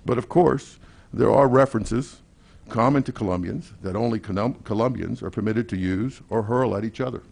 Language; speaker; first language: English; native; English